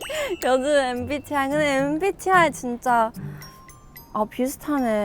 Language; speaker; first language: Korean; non-native, fluent; Chinese